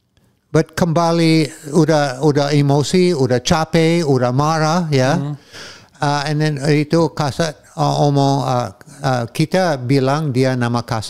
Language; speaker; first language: Indonesian; non-native, fluent; English